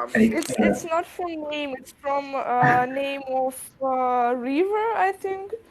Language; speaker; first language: English; non-native, learner; Russian